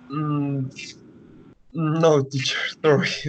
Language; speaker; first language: English; non-native, learner; Spanish